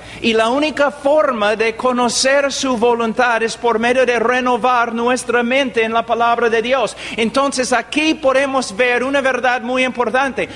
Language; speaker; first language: Spanish; non-native, fluent; English